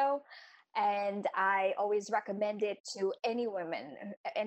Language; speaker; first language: English; non-native, local second language; Filipino